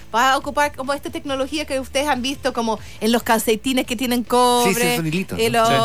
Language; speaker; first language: Spanish; non-native, fluent; English